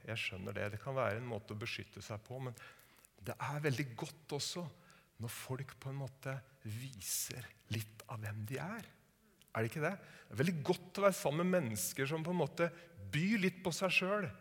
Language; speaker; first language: Norwegian; native; Norwegian